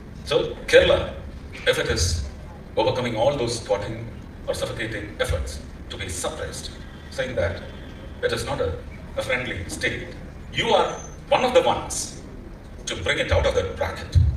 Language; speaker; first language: English; non-native, local second language; Malayalam